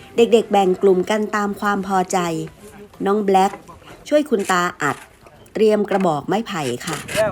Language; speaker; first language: Thai; native; Thai